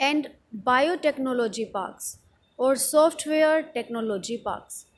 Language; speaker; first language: English; non-native, local second language; Hindi